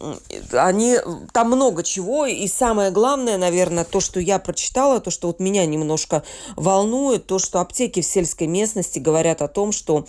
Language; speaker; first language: Russian; native; Russian